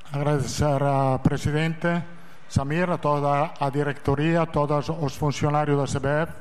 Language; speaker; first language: Portuguese; non-native, fluent; Italian